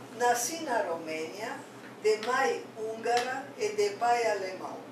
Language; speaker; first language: Portuguese; non-native, fluent; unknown